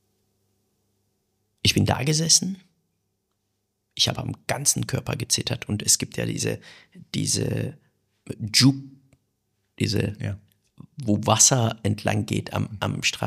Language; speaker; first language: German; non-native, fluent; Persian